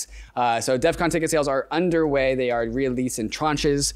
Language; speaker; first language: English; native; English